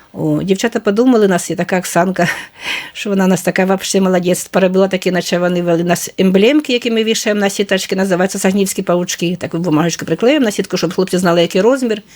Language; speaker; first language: Ukrainian; native; Ukrainian